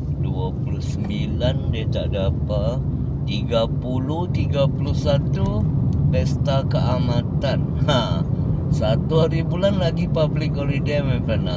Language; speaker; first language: Malay; native; Malay